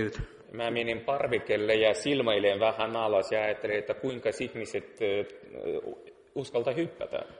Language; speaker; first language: Finnish; non-native, fluent; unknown